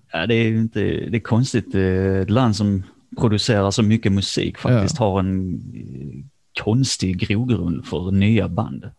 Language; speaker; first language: Swedish; native; Swedish